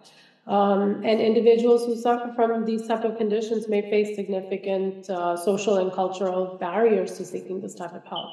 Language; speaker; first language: English; non-native, local second language; Malayalam